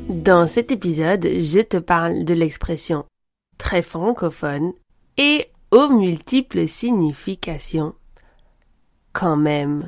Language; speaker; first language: French; native; French